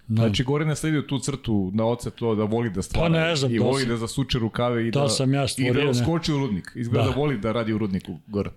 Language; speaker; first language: Serbian; native; Serbian